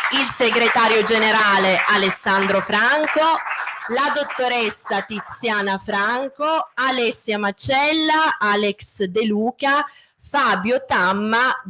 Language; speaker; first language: Italian; native; Italian